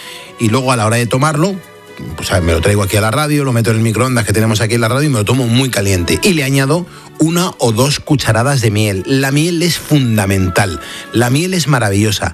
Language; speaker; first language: Spanish; native; Spanish